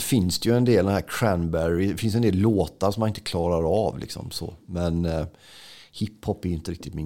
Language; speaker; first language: Swedish; native; Swedish